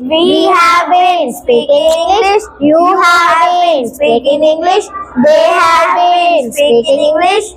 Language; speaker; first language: English; non-native, learner; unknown